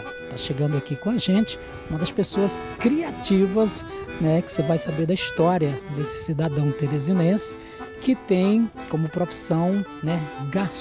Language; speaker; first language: Portuguese; native; Portuguese